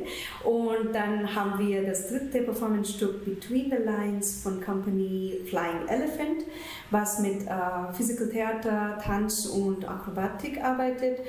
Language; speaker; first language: German; non-native, fluent; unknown